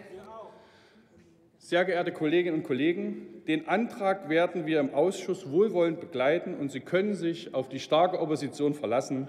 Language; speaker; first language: German; native; German